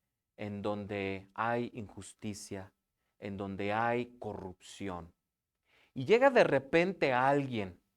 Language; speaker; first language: Spanish; native; Spanish